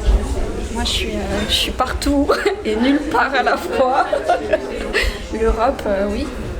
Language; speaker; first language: French; early bilingual, other home language; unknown